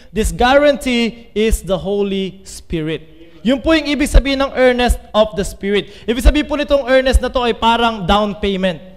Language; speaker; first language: Filipino; native; Filipino